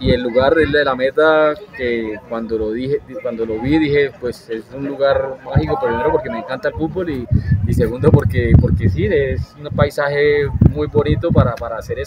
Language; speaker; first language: Spanish; native; Spanish